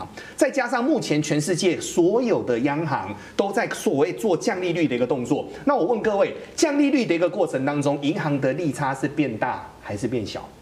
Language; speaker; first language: Chinese; native; Chinese